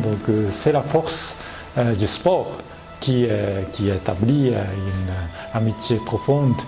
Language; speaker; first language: French; non-native, fluent; Japanese